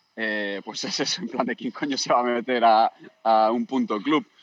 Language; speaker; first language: Spanish; native; Spanish